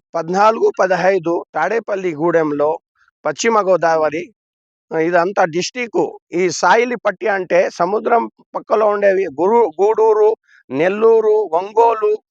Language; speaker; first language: Telugu; non-native, local second language; Urdu